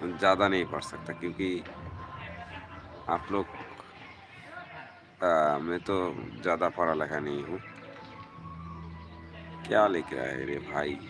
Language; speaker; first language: Hindi; non-native, fluent; Bangla